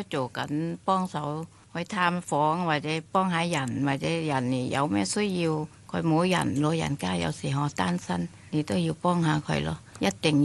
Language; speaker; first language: Cantonese; non-native, fluent; Thai